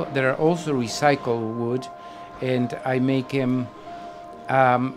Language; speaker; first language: English; non-native, fluent; Spanish